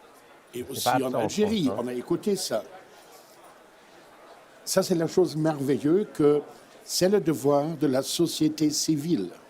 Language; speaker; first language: French; non-native, fluent; German